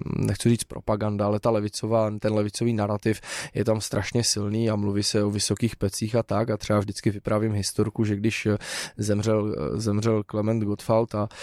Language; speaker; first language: Czech; native; Czech